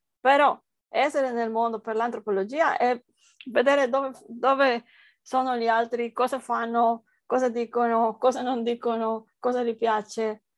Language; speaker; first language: Italian; non-native, fluent; Spanish